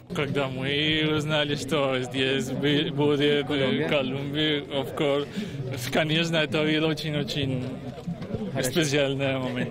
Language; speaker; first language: Russian; non-native, learner; Spanish